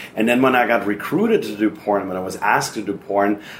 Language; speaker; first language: English; non-native, fluent; German